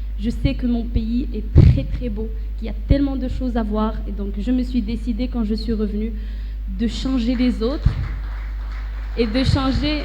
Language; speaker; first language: French; non-native, local second language; Arabic